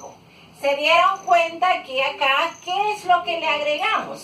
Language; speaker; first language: Spanish; non-native, local second language; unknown